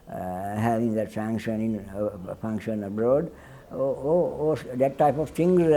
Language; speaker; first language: English; non-native, local second language; Sinhala